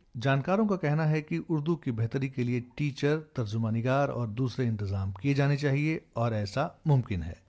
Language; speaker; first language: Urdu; native; Urdu